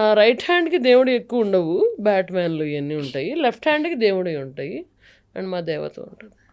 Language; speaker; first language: Telugu; native; Telugu